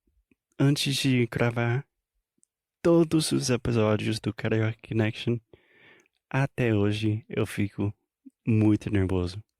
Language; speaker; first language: Portuguese; non-native, fluent; English